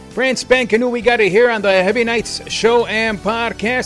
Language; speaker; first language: English; early bilingual, other home language; Spanish